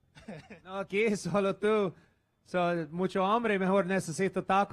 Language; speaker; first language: Spanish; non-native, learner; English